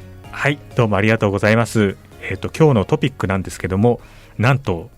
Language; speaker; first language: Japanese; native; Japanese